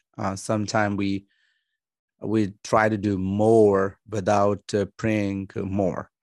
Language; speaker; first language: English; non-native, fluent; Urdu